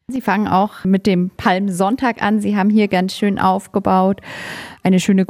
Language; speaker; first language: German; native; German